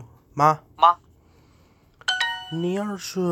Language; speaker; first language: Chinese; non-native, learner; English